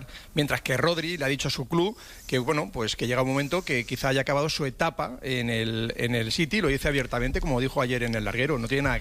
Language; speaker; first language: Spanish; native; Spanish